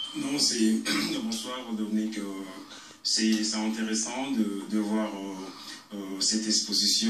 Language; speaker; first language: French; non-native, local second language; Lingala